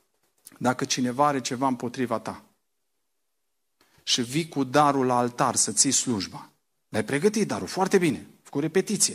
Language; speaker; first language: Romanian; native; Romanian